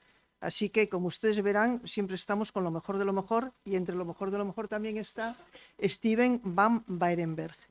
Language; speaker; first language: Spanish; native; Spanish